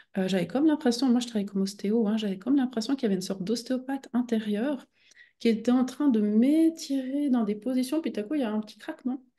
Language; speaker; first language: French; native; French